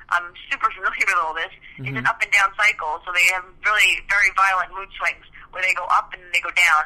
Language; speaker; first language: English; early bilingual, other home language; Spanish